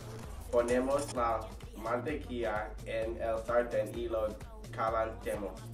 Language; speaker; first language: Spanish; non-native, learner; English